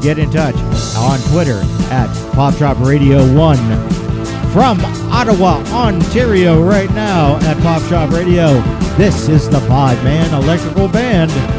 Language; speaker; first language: English; native; English